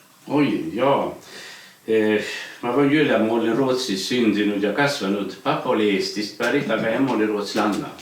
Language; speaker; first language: Estonian; non-native, fluent; Swedish